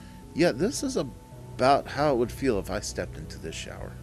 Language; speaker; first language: English; native; English